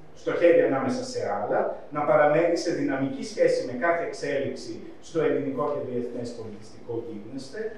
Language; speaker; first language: Greek; native; Greek